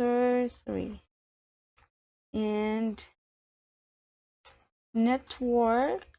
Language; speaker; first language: English; non-native, learner; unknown